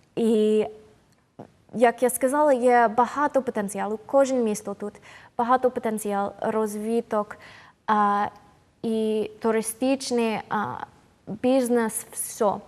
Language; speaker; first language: Ukrainian; non-native, learner; English